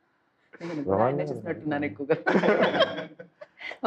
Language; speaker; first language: Telugu; native; Telugu